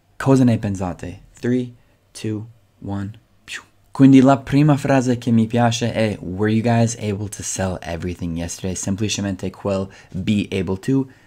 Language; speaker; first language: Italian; native; Italian